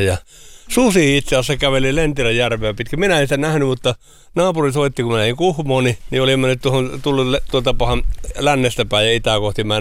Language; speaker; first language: Finnish; native; Finnish